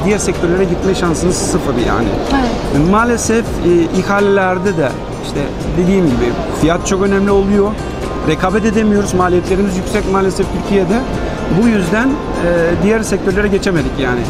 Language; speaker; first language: Turkish; early bilingual, heritage; Turkish